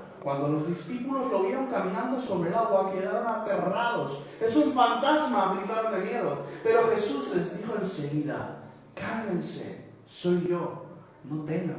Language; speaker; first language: Spanish; native; Spanish